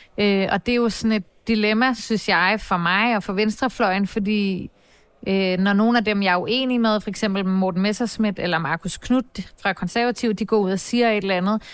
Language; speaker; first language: Danish; native; Danish